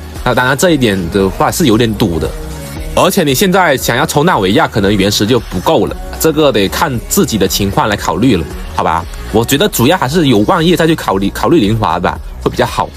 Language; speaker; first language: Chinese; native; Chinese